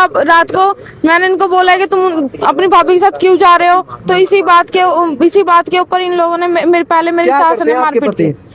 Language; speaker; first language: Hindi; native; Hindi